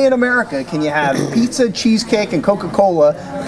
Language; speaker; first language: English; native; English